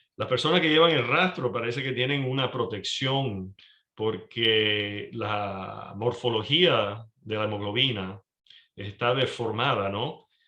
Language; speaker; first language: Spanish; early bilingual, heritage; Spanish